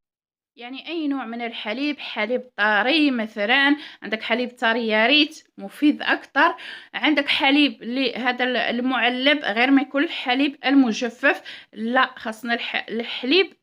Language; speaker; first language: Arabic; native; Arabic